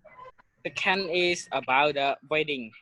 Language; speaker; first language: English; non-native, learner; Khmer